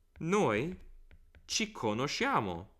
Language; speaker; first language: Italian; non-native, fluent; English